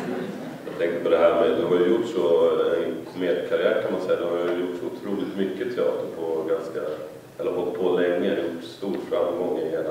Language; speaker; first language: Swedish; native; Swedish